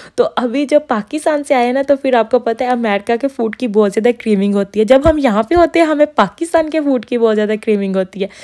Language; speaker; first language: Urdu; non-native, local second language; Punjabi